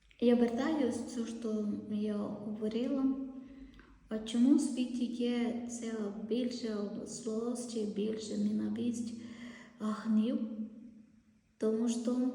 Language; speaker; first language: Ukrainian; non-native, learner; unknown